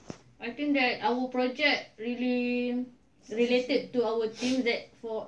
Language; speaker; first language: English; non-native, learner; Malay